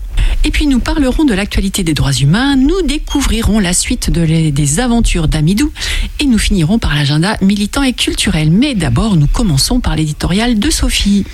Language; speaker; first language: French; native; French